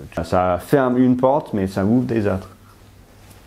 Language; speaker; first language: French; non-native, fluent; English